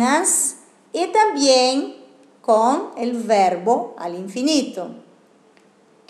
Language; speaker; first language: Spanish; non-native, fluent; Portuguese